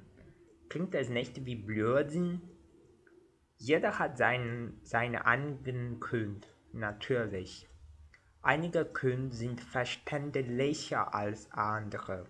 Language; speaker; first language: German; non-native, learner; Portuguese